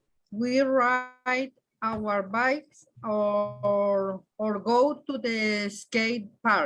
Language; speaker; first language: English; non-native, learner; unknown